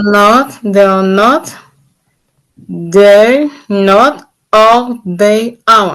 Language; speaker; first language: English; non-native, learner; Haitian Creole